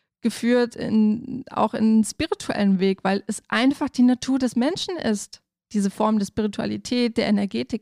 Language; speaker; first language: German; native; German